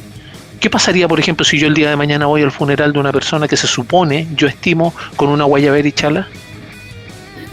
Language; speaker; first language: Spanish; native; Spanish